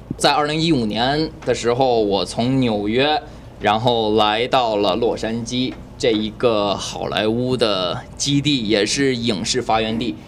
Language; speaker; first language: Chinese; native; Chinese